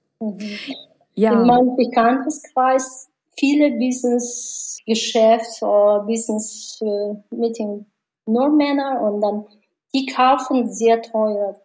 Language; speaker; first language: German; non-native, learner; Mongolian